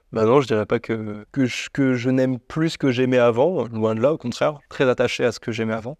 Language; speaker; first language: French; native; French